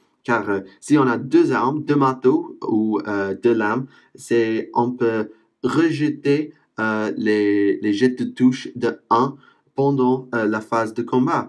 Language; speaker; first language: French; non-native, fluent; English